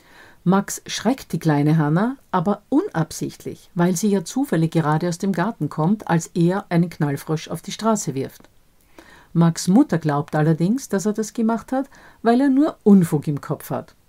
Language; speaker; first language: German; native; German